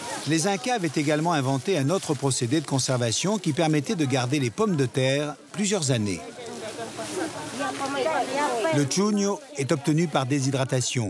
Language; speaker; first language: French; native; French